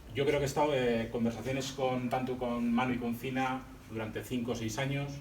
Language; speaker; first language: Spanish; native; Spanish